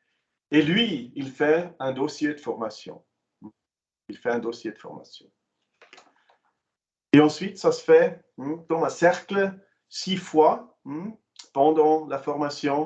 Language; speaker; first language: French; non-native, local second language; German